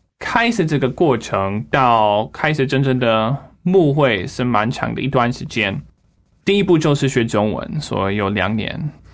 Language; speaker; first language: Chinese; non-native, fluent; English